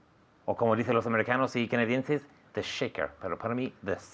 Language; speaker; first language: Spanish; non-native, fluent; English